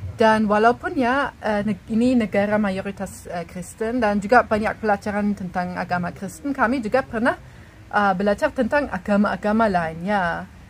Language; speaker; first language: Indonesian; non-native, fluent; German